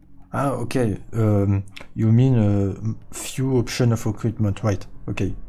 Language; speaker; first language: English; non-native, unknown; French